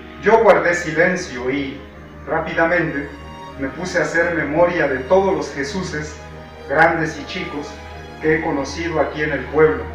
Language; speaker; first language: Spanish; native; Spanish